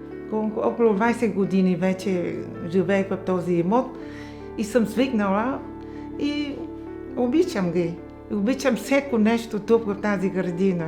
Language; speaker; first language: Bulgarian; non-native, fluent; Vietnamese